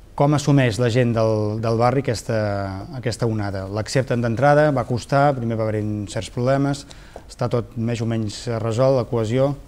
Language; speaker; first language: Catalan; native; Catalan